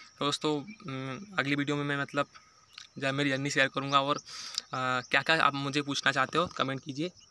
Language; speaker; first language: Hindi; native; Hindi